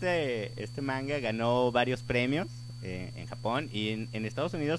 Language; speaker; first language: Spanish; native; Spanish